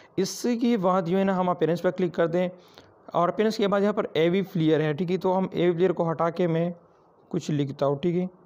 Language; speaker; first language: Urdu; non-native, local second language; Pashto